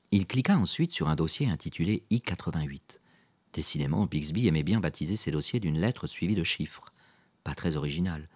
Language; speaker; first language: French; native; French